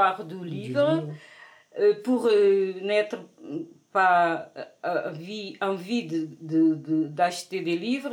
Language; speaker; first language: French; non-native, fluent; Portuguese